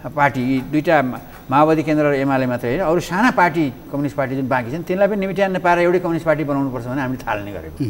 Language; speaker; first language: Nepali; native; Nepali